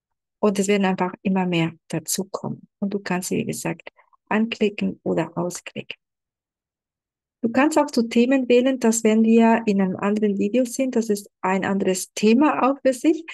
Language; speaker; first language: German; non-native, fluent; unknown